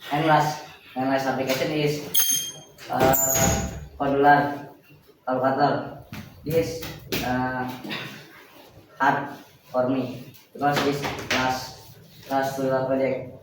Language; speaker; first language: English; non-native, learner; Indonesian